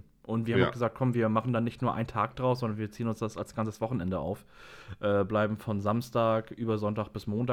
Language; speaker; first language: German; native; German